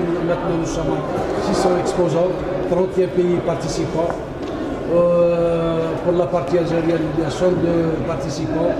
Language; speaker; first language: French; non-native, local second language; Arabic